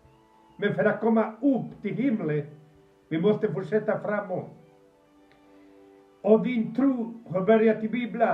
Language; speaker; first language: Swedish; non-native, fluent; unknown